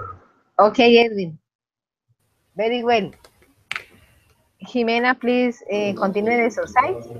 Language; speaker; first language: English; non-native, learner; Spanish